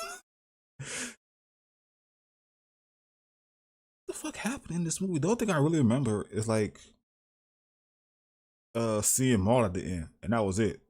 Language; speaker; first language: English; native; English